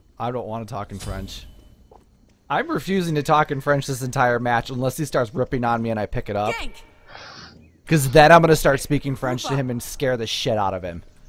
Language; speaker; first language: English; native; English